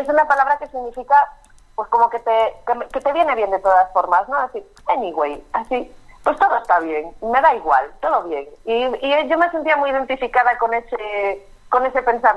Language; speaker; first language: Spanish; native; Spanish